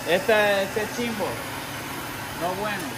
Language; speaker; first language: Spanish; early bilingual, heritage; English